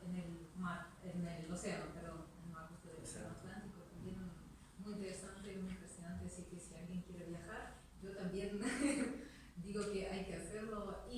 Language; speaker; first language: Spanish; non-native, fluent; Russian